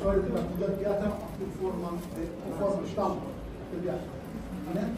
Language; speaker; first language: Romanian; non-native, learner; Arabic